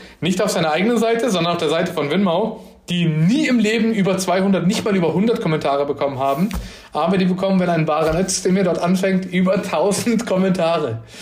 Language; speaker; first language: German; early bilingual, other home language; Turkish